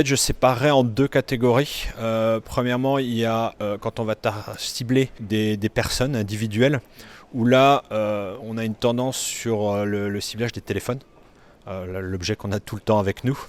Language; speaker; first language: French; native; French